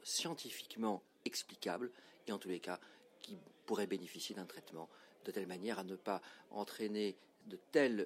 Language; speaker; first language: French; native; French